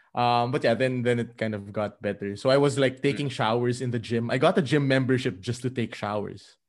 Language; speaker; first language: English; non-native, local second language; Filipino